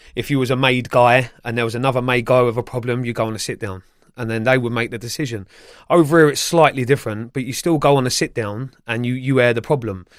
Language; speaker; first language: English; native; English